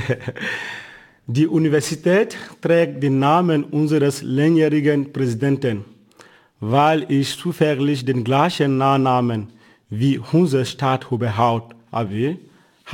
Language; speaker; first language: German; non-native, fluent; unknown